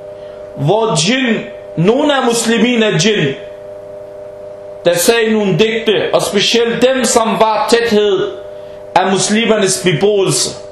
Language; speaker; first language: Danish; early bilingual, heritage; Danish